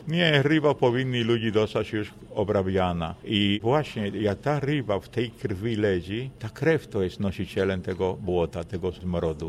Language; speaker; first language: Polish; non-native, fluent; Spanish